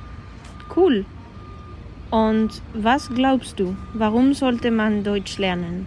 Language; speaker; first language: German; non-native, learner; Spanish